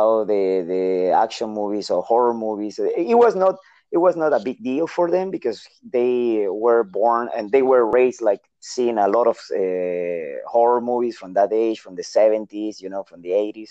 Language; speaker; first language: English; non-native, learner; Spanish